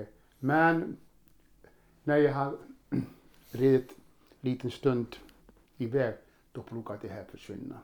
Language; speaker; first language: Swedish; non-native, fluent; Icelandic